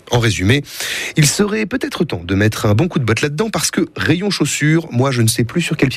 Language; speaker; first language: French; native; French